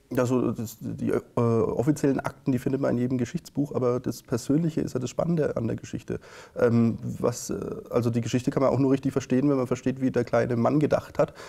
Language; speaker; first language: German; native; German